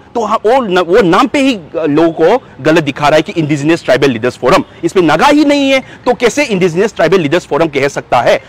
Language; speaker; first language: Hindi; non-native, local second language; Manipuri